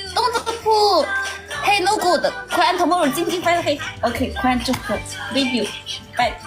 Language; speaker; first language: English; non-native, learner; Chinese